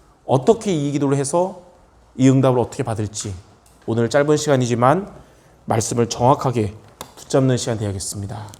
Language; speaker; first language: Korean; native; Korean